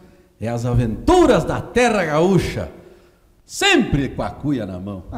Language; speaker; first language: Portuguese; native; Portuguese